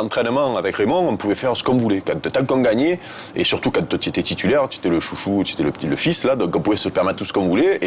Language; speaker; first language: French; native; French